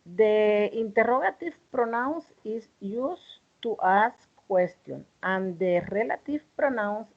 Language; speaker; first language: English; non-native, learner; Spanish